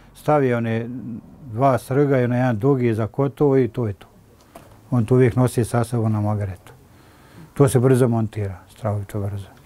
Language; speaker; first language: Serbian; native; Serbian